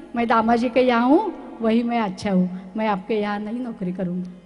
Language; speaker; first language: Hindi; non-native, local second language; Marathi